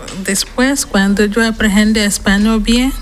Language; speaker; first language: Spanish; non-native, learner; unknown